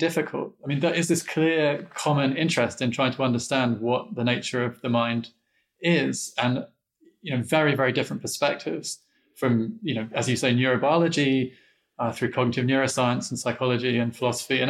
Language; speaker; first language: English; native; English